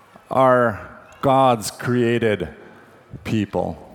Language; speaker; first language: English; native; English